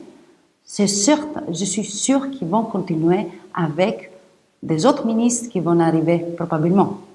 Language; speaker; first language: French; non-native, fluent; Greek